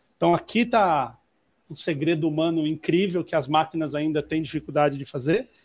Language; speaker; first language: Portuguese; native; Portuguese